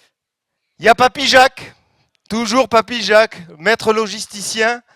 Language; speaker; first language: French; native; French